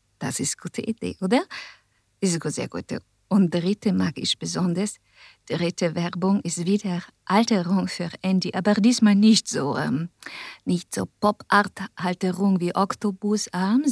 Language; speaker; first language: German; non-native, learner; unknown